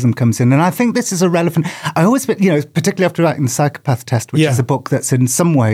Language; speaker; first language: English; native; English